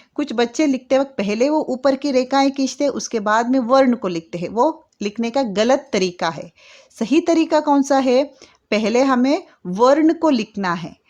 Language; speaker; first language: Hindi; non-native, local second language; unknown